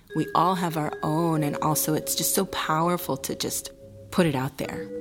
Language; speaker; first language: English; early bilingual, other home language; Spanish